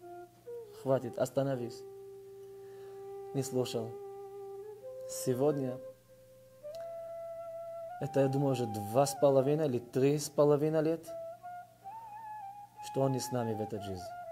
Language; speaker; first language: Russian; early bilingual, heritage; Russian